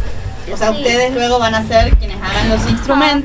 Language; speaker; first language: Spanish; native; Spanish